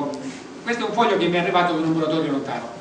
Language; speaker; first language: Italian; native; Italian